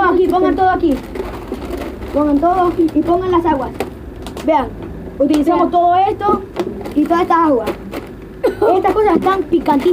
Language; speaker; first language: Spanish; native; Spanish